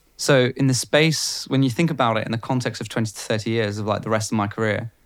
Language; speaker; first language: English; non-native, fluent; Bulgarian